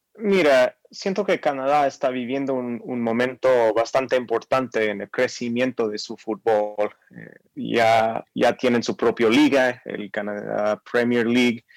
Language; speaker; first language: Spanish; non-native, fluent; English